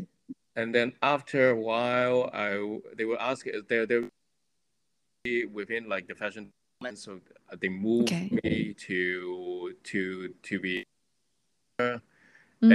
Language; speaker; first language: English; non-native, local second language; Cantonese